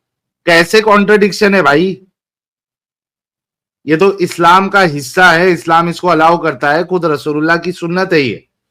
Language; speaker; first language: Hindi; native; Hindi